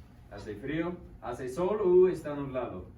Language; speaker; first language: Spanish; non-native, fluent; English